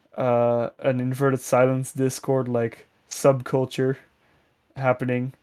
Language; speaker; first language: English; non-native, fluent; Dutch